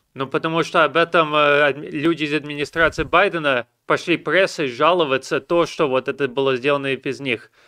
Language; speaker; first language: Russian; early bilingual, heritage; Russian